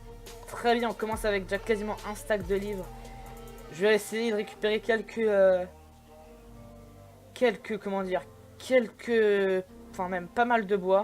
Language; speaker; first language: French; native; French